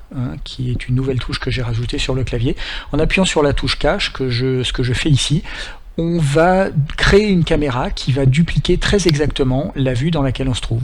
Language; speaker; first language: French; native; French